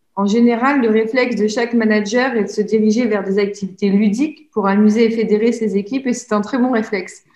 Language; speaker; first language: French; native; French